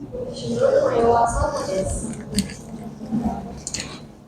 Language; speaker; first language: Japanese; non-native, learner; Indonesian